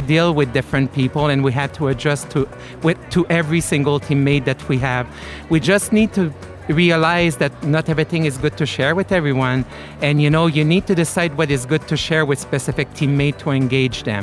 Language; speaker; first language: English; non-native, fluent; French